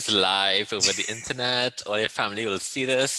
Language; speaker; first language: English; native; English